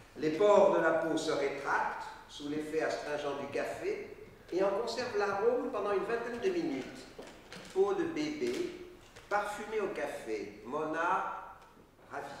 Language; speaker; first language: French; native; French